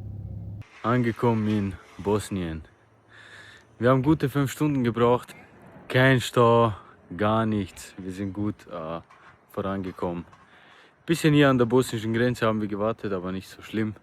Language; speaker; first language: German; early bilingual, other home language; Bosnian